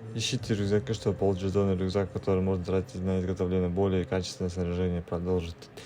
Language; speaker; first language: Russian; non-native, local second language; Kazakh